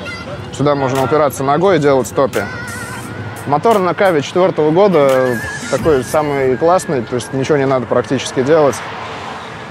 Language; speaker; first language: Russian; native; Russian